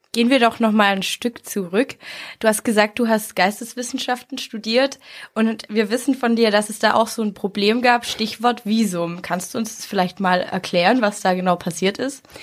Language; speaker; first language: German; native; German